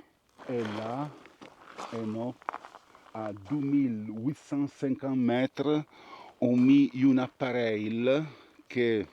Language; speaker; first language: French; non-native, learner; Italian